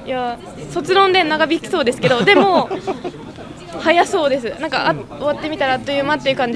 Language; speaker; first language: Japanese; native; Japanese